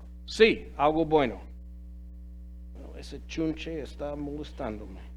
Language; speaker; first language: Spanish; non-native, fluent; English